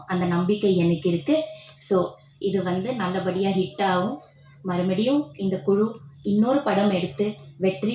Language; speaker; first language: Tamil; non-native, fluent; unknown